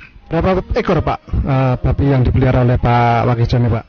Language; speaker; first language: Indonesian; native; Indonesian